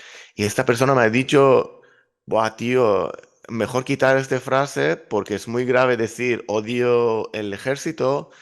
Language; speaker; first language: Spanish; non-native, fluent; Hebrew